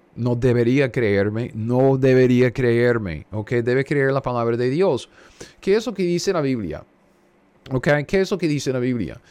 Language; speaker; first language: Spanish; non-native, fluent; English